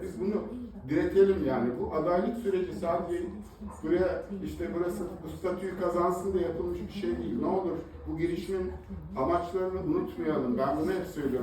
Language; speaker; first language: Turkish; native; Turkish